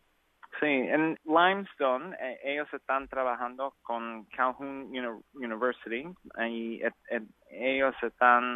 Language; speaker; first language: Spanish; non-native, learner; English